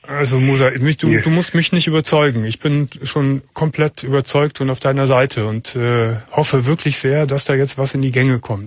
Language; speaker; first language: German; native; German